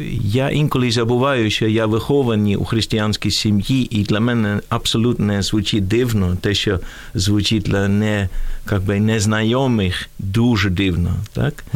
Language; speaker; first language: Ukrainian; non-native, fluent; Dutch